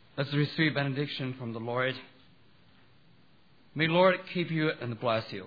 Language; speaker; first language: English; non-native, learner; Chinese